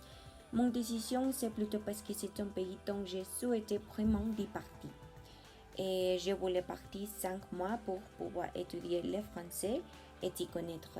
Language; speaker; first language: French; non-native, learner; Spanish